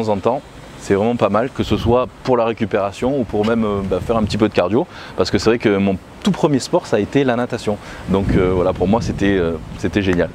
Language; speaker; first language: French; native; French